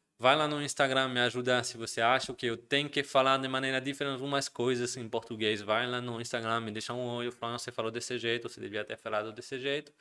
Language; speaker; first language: Portuguese; non-native, fluent; French